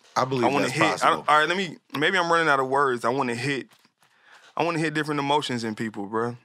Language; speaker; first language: English; native; English